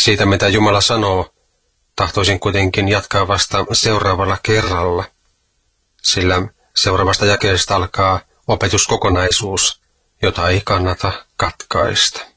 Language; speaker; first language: Finnish; native; Finnish